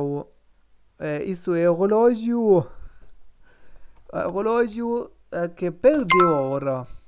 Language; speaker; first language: Portuguese; non-native, learner; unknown